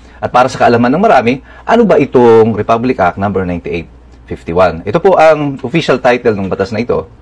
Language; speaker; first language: Filipino; native; Filipino